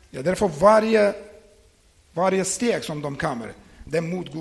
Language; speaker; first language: Swedish; non-native, learner; Ukrainian